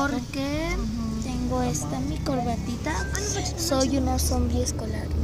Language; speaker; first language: Spanish; native; Spanish